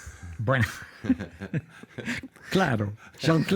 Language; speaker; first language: Spanish; non-native, fluent; Dutch